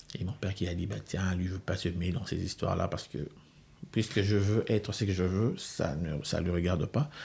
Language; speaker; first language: French; non-native, local second language; Lingala